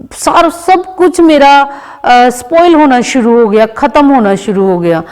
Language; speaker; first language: Hindi; native; Hindi